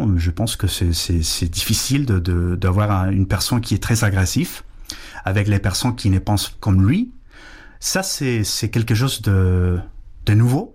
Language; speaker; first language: French; non-native, fluent; Spanish